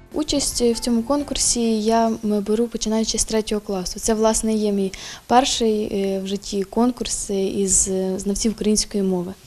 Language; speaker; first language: Ukrainian; native; Ukrainian